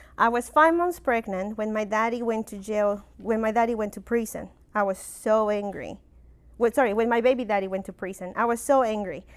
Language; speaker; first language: English; non-native, fluent; Spanish